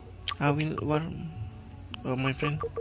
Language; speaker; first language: English; non-native, learner; Indonesian